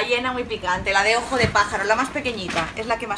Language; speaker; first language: Spanish; native; Spanish